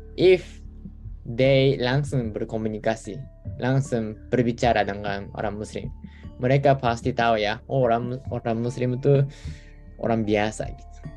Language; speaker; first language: Indonesian; non-native, fluent; Japanese